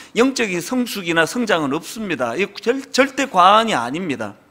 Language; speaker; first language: Korean; native; Korean